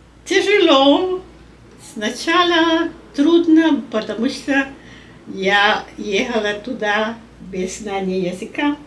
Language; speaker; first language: Russian; non-native, learner; Spanish